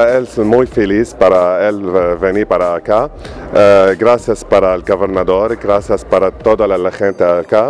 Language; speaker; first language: Spanish; non-native, learner; Arabic